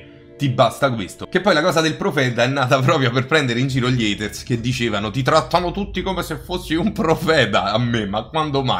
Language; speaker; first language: Italian; native; Italian